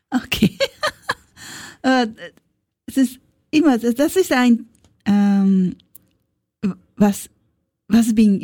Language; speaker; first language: German; non-native, learner; Japanese